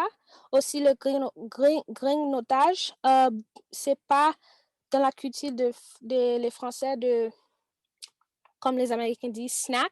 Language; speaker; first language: French; non-native, learner; English